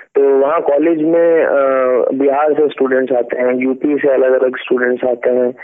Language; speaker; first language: Hindi; native; Hindi